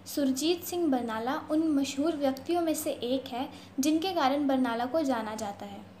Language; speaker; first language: Hindi; native; Hindi